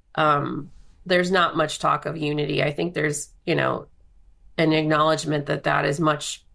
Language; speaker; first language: English; native; English